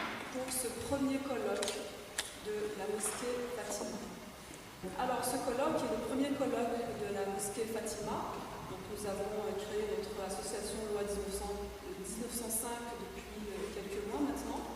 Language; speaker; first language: French; native; French